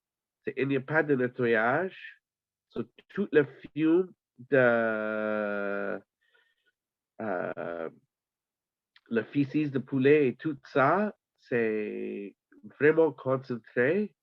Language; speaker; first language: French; non-native, learner; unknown